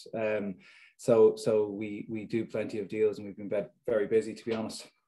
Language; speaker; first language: English; native; English